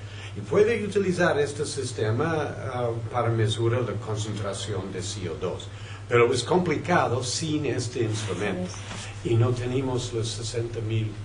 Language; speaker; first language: Spanish; non-native, fluent; French